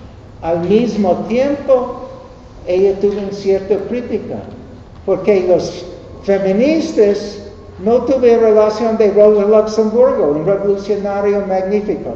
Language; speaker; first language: Spanish; non-native, learner; English